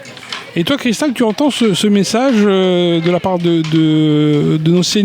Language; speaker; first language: French; native; French